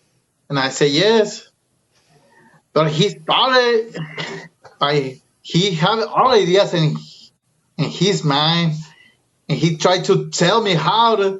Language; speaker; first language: English; early bilingual, other home language; Spanish